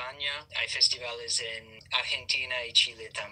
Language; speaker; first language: Spanish; non-native, fluent; English